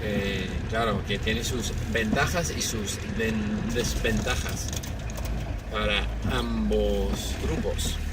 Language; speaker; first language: Spanish; non-native, fluent; English